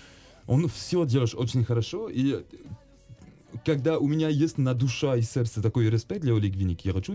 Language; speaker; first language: Russian; non-native, learner; French